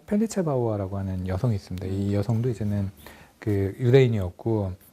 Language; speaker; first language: Korean; native; Korean